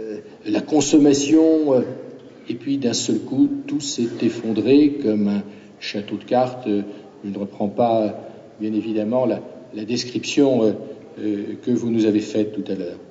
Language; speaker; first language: French; native; French